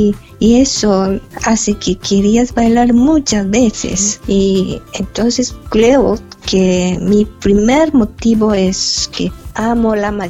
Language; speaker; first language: Spanish; non-native, fluent; Japanese